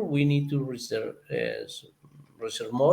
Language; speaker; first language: English; non-native, learner; Spanish